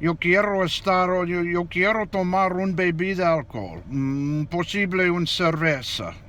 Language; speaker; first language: Spanish; non-native, learner; English